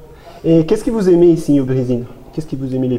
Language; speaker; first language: French; non-native, learner; Portuguese